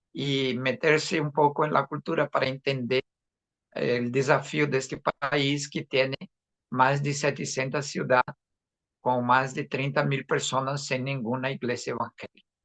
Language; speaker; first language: Spanish; non-native, fluent; Portuguese